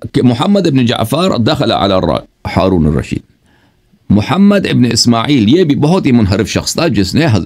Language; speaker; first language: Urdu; non-native, fluent; Persian